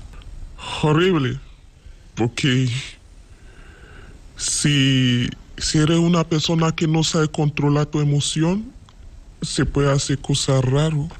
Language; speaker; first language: Spanish; non-native, learner; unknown